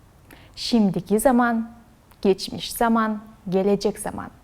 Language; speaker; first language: Turkish; non-native, fluent; Kazakh